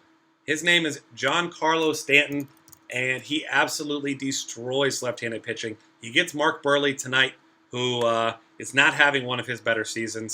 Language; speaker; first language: English; native; English